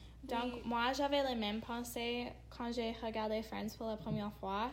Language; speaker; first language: French; non-native, learner; English